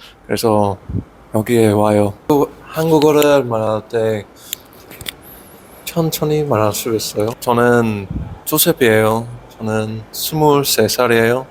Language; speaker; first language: Korean; non-native, learner; English